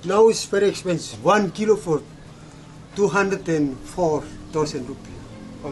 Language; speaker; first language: English; non-native, learner; Indonesian